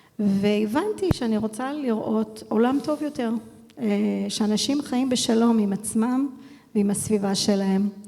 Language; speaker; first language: Hebrew; early bilingual, heritage; English